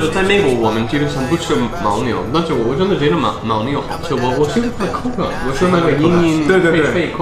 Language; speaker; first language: Chinese; non-native, fluent; English